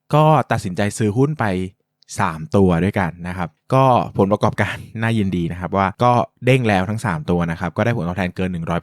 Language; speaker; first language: Thai; native; Thai